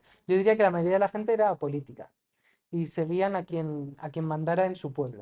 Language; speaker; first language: Spanish; native; Spanish